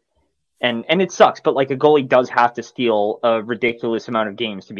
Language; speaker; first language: English; native; English